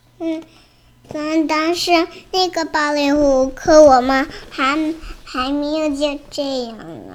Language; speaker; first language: Chinese; early bilingual, other home language; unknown